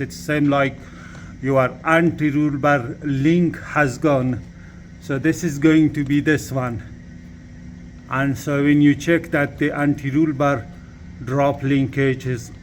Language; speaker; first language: English; non-native, fluent; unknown